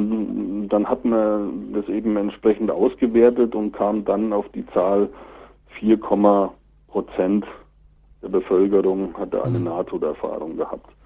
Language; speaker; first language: German; native; German